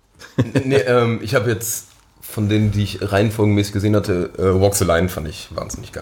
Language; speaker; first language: German; native; German